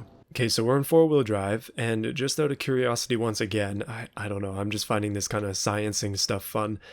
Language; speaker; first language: English; native; English